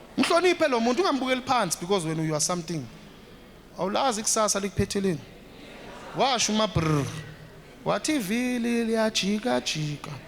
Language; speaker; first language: Zulu; native; Zulu